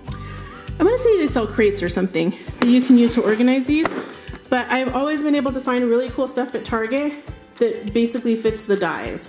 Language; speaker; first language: English; native; English